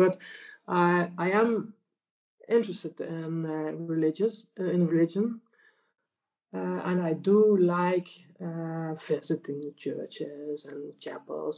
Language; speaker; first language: English; non-native, fluent; Dutch